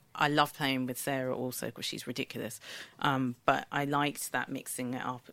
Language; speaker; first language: English; early bilingual, other home language; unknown